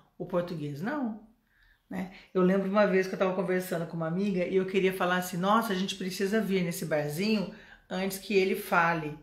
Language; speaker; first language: Portuguese; native; Portuguese